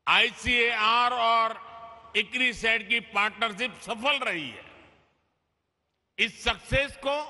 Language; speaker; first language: Hindi; non-native, local second language; Gujarati